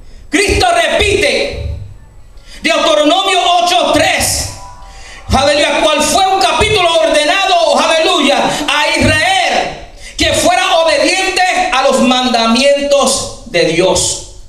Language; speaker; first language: Spanish; early bilingual, heritage; Spanish